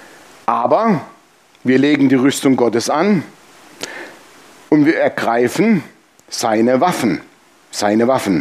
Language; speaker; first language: German; native; German